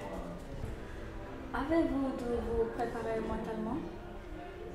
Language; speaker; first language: French; non-native, learner; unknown